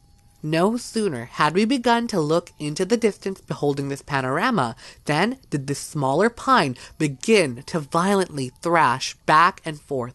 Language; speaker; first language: English; native; English